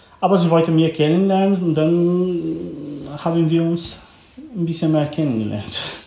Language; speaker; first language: German; non-native, learner; Portuguese